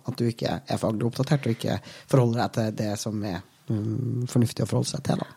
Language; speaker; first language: Norwegian; native; Norwegian